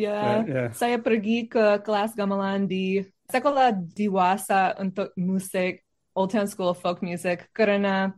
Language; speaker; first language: Indonesian; non-native, learner; English